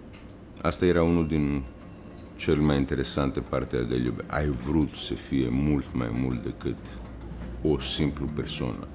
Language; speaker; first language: Romanian; non-native, learner; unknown